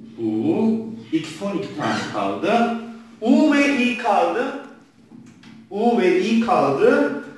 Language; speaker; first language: Turkish; non-native, fluent; Korean